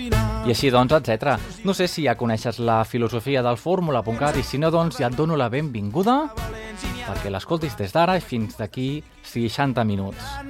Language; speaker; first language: Catalan; native; Catalan